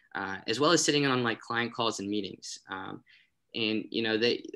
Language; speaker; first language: English; native; English